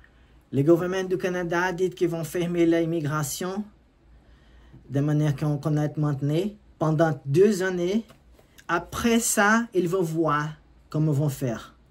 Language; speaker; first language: French; non-native, learner; Portuguese